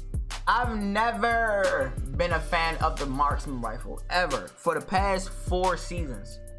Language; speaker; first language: English; native; English